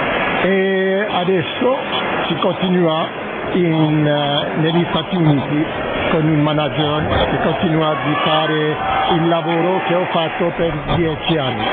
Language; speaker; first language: Italian; non-native, fluent; French